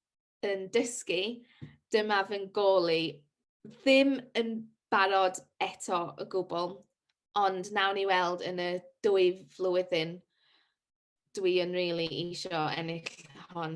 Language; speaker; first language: Welsh; non-native, local second language; English